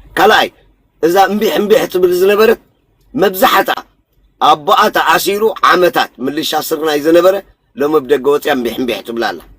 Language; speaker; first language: Tigrinya; native; Tigrinya